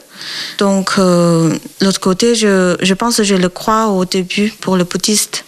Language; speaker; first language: French; non-native, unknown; Chinese